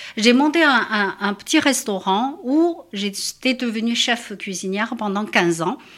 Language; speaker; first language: French; non-native, fluent; Chinese